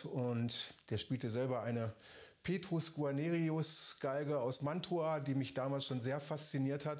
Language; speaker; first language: German; native; German